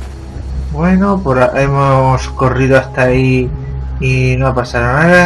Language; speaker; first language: Spanish; native; Spanish